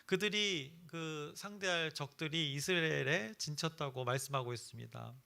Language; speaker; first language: Korean; native; Korean